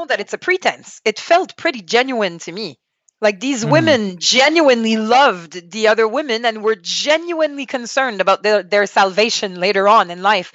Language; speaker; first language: English; non-native, fluent; French